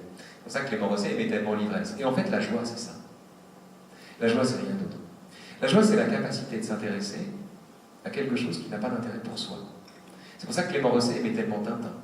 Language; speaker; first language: French; native; French